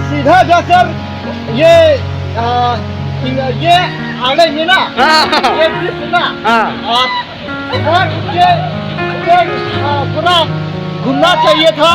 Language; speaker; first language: Hindi; non-native, local second language; Karbi